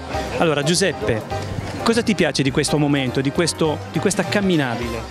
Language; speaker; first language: Italian; native; Italian